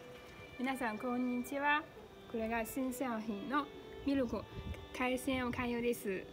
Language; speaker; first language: Japanese; non-native, learner; Mongolian